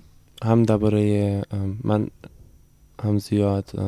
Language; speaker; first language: Persian; non-native, learner; German